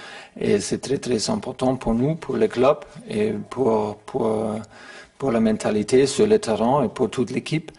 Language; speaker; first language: French; non-native, learner; German